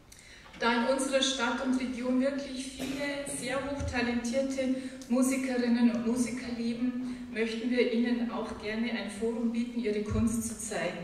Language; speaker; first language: German; native; German